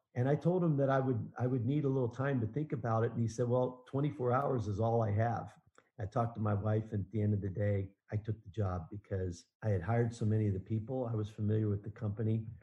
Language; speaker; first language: English; native; English